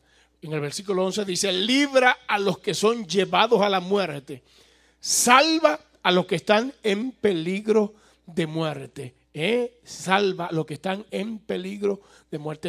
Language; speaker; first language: Spanish; native; Spanish